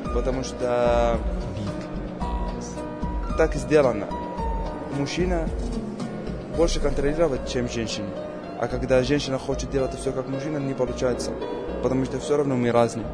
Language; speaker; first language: Russian; non-native, fluent; Arabic